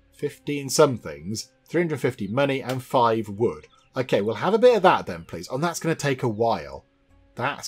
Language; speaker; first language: English; native; English